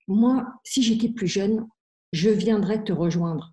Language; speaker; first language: French; native; French